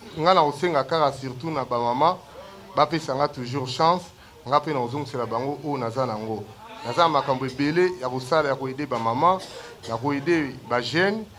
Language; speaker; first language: Lingala; native; Lingala